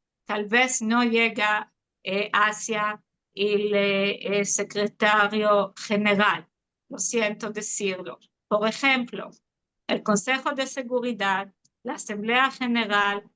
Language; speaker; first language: Spanish; non-native, fluent; Hebrew